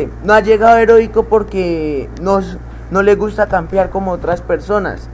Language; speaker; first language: Spanish; native; Spanish